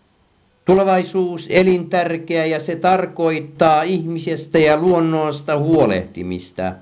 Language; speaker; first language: Finnish; non-native, fluent; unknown